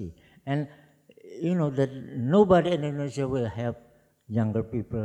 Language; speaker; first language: English; non-native, fluent; Javanese